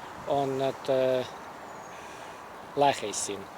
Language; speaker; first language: Finnish; non-native, fluent; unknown